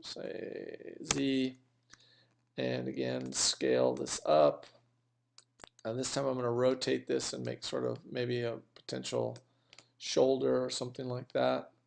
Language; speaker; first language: English; native; English